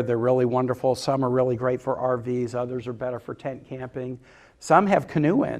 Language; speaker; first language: English; native; English